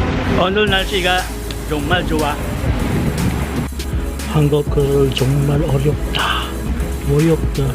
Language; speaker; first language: Korean; non-native, learner; Cebuano